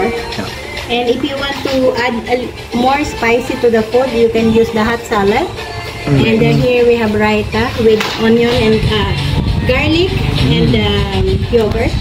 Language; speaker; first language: English; non-native, local second language; Filipino